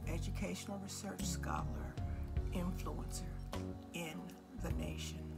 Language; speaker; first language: English; native; English